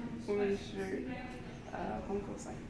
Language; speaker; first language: Chinese; non-native, learner; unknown